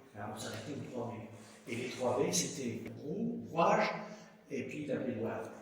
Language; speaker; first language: French; native; French